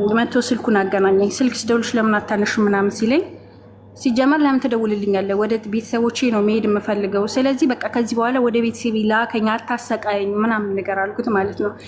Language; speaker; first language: Amharic; native; Amharic